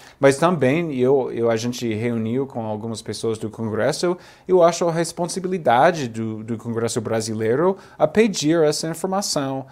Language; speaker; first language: Portuguese; non-native, fluent; English